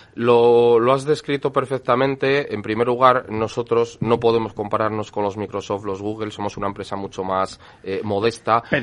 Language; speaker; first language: Spanish; native; Spanish